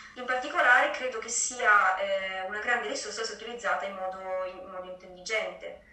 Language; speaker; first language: Italian; native; Italian